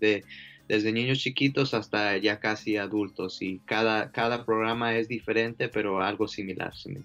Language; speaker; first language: Spanish; early bilingual, heritage; Spanish